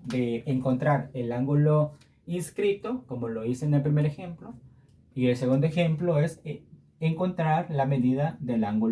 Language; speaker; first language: Spanish; native; Spanish